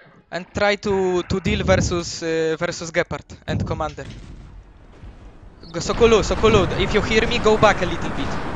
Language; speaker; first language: English; non-native, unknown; Polish